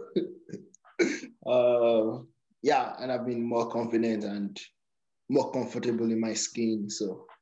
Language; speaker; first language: English; non-native, local second language; Yoruba